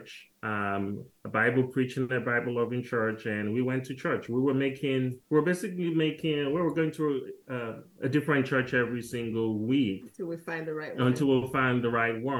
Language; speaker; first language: English; non-native, local second language; Krio